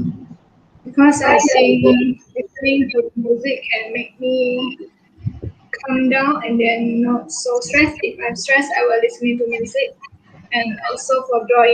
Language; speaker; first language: English; non-native, local second language; Malay